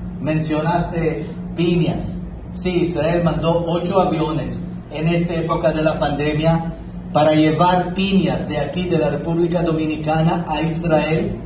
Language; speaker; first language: Spanish; non-native, fluent; Hebrew